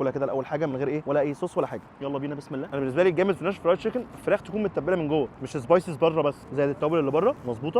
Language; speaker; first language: Arabic; native; Arabic